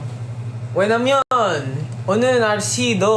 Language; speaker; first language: Korean; non-native, learner; Filipino